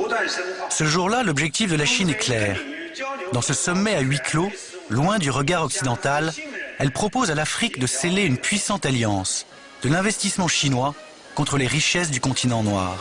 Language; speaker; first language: French; native; French